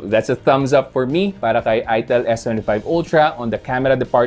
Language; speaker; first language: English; non-native, local second language; Filipino